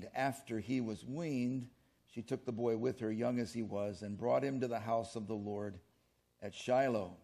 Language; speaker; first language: English; native; English